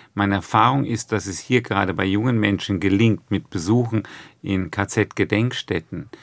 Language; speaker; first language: German; native; German